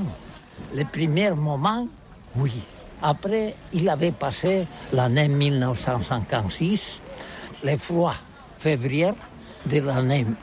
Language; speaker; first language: French; non-native, learner; Catalan